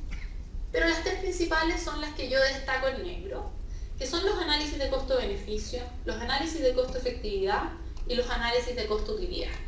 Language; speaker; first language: Spanish; native; Spanish